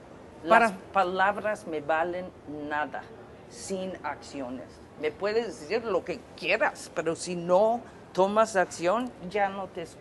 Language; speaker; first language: Spanish; non-native, fluent; English